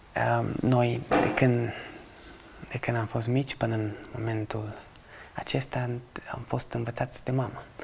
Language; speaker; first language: Romanian; early bilingual, other home language; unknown